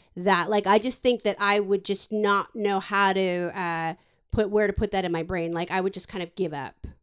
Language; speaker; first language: English; native; English